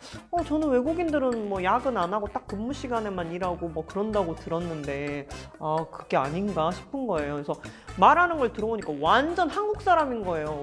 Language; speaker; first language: Korean; native; Korean